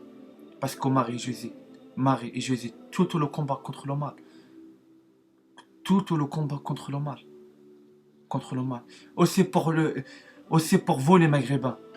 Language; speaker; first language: French; non-native, learner; Arabic